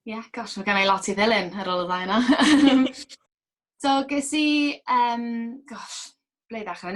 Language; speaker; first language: Welsh; native; Welsh